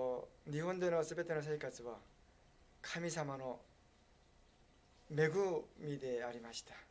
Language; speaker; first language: Japanese; non-native, fluent; Korean